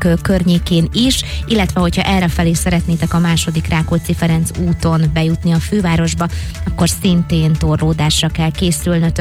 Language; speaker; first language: Hungarian; native; Hungarian